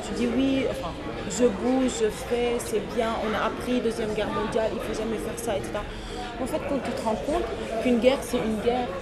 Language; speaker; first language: French; non-native, local second language; Arabic